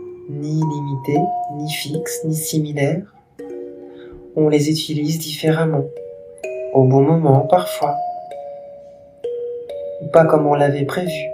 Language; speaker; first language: French; native; French